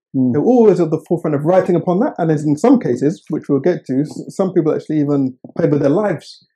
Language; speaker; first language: English; native; English